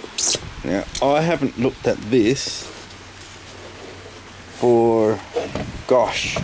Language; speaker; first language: English; native; English